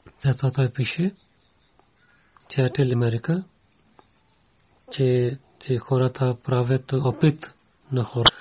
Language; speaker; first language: Bulgarian; non-native, learner; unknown